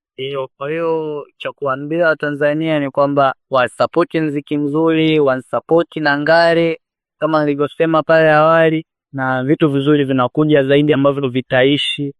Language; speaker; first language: Swahili; native; Swahili